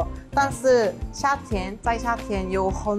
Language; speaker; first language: Chinese; non-native, learner; Korean